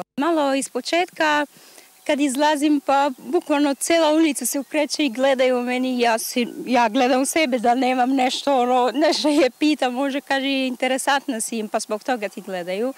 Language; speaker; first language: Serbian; non-native, learner; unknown